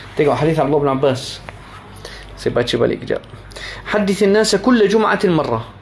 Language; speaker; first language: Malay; non-native, fluent; Arabic